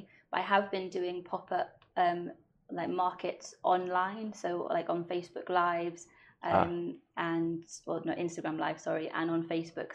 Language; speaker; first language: English; non-native, local second language; Welsh